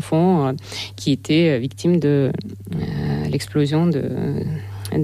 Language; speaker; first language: French; non-native, fluent; Russian